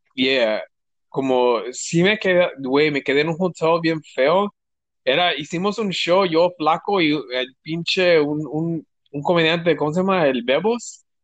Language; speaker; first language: Spanish; early bilingual, heritage; Spanish